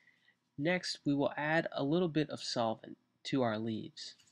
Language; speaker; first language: English; native; English